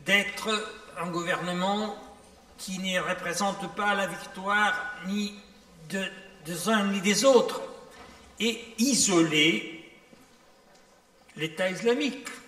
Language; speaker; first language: French; non-native, fluent; Italian